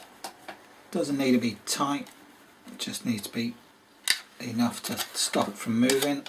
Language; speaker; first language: English; native; English